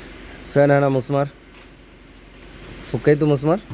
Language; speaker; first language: Arabic; non-native, learner; Bangla